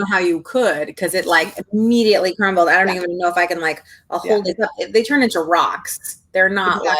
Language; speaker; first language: English; native; English